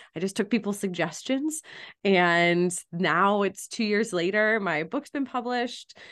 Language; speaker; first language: English; native; English